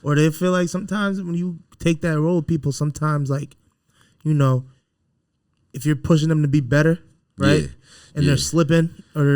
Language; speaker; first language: English; native; English